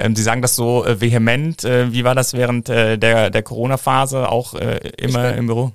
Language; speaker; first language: German; native; German